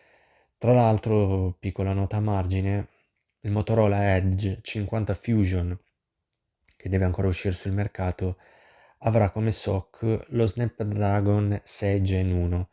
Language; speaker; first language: Italian; native; Italian